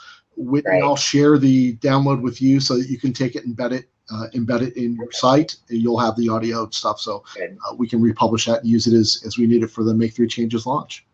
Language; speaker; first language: English; native; English